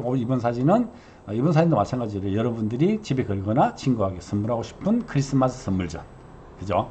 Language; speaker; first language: Korean; native; Korean